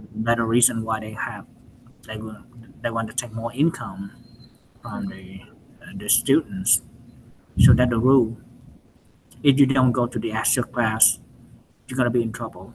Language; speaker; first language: English; non-native, learner; Vietnamese